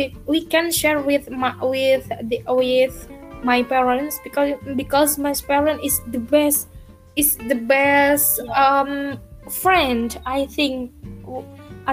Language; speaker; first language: English; non-native, learner; Indonesian